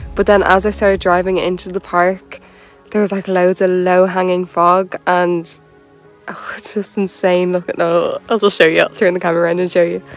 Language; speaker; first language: English; native; English